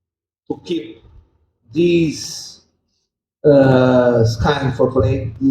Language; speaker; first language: English; non-native, learner; Portuguese